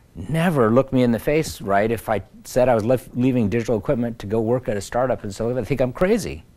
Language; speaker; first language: English; native; English